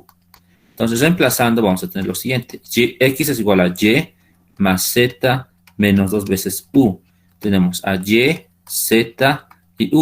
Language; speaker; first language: Spanish; native; Spanish